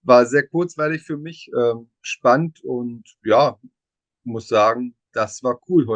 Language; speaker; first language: German; native; German